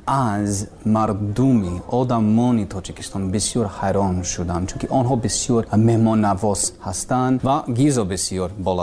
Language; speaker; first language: Persian; non-native, learner; English